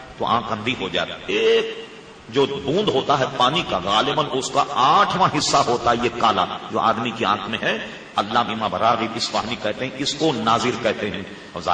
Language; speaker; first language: Urdu; native; Urdu